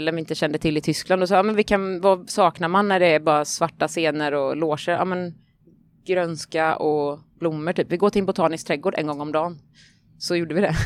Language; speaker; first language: Swedish; native; Swedish